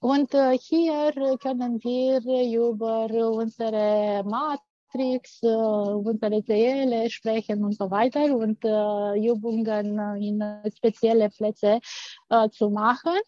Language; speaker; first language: German; non-native, fluent; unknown